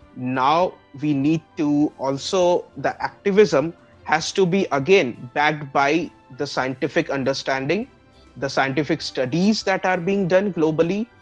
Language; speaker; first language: English; non-native, local second language; Bangla